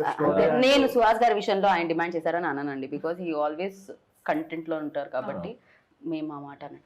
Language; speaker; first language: Telugu; native; Telugu